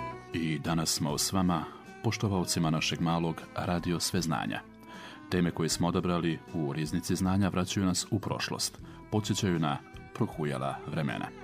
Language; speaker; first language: Croatian; native; Croatian